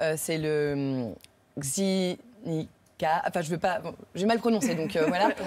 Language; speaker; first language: French; native; French